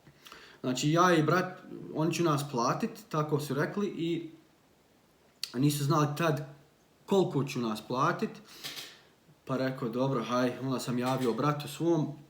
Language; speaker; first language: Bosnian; early bilingual, heritage; Bosnian